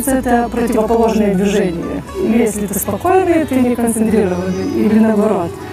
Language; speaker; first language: Russian; native; Russian